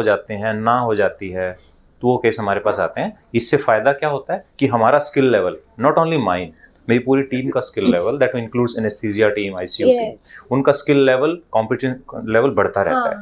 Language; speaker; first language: Hindi; native; Hindi